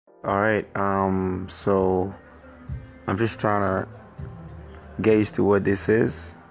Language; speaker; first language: English; non-native, local second language; Yoruba